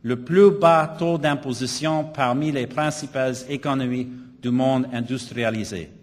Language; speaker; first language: French; non-native, local second language; English